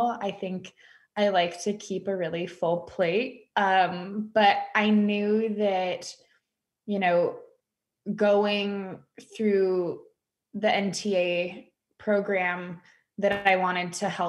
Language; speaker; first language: English; native; English